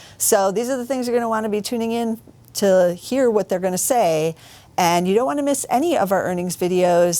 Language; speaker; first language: English; native; English